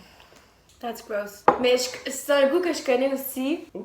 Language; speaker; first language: French; native; French